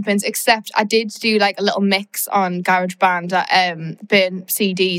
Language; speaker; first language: English; native; English